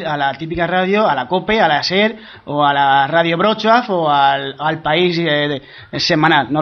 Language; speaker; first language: Spanish; native; Spanish